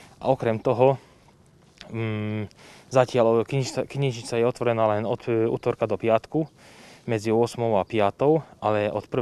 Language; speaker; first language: Slovak; non-native, local second language; Hungarian